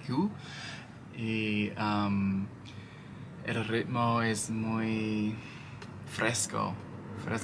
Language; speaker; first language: Spanish; non-native, learner; English